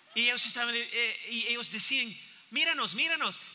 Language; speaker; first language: Spanish; non-native, fluent; English